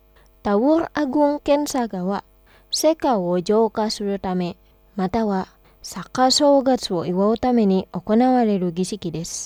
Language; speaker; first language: Japanese; non-native, fluent; Indonesian